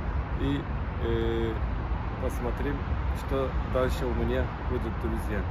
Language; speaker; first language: Russian; non-native, learner; Turkish